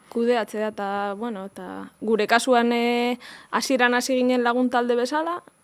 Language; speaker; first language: Basque; native; Basque